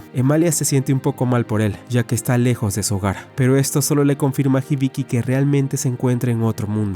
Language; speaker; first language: Spanish; native; Spanish